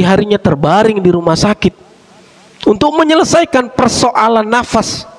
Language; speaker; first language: Indonesian; native; Indonesian